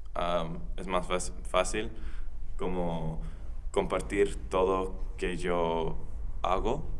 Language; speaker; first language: Spanish; non-native, learner; English